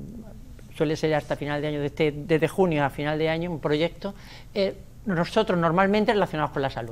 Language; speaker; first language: Spanish; native; Spanish